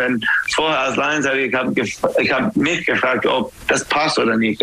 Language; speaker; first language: German; non-native, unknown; English